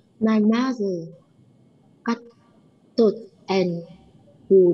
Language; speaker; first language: English; non-native, learner; Vietnamese